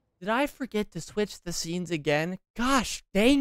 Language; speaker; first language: English; native; English